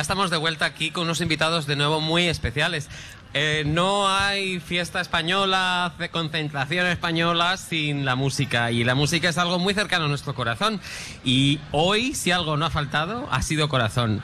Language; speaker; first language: Spanish; native; Spanish